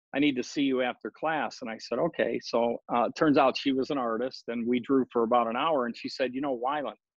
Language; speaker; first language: English; native; English